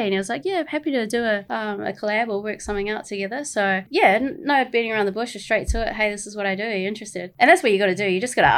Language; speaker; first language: English; native; English